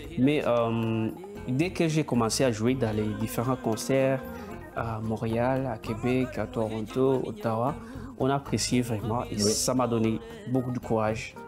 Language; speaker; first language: French; non-native, local second language; Kinyarwanda